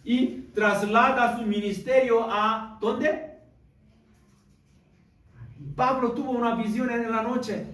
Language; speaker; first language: Spanish; non-native, learner; Korean